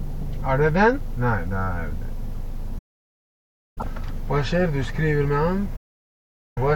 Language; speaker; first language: Norwegian; non-native, fluent; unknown